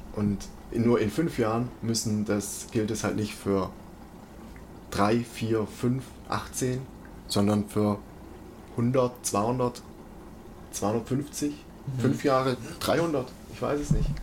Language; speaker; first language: German; native; German